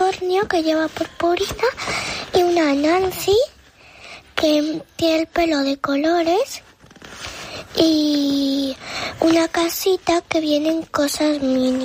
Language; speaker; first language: Spanish; native; Spanish